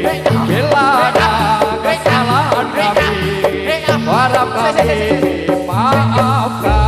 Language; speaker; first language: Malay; non-native, local second language; Javanese